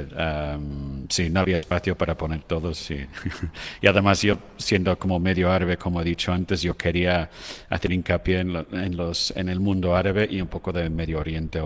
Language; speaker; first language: Spanish; non-native, fluent; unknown